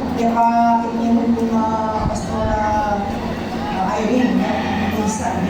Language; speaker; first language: Filipino; native; Filipino